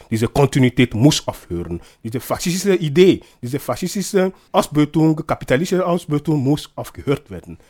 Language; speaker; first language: German; non-native, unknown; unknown